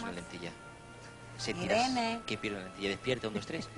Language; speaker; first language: Spanish; native; Spanish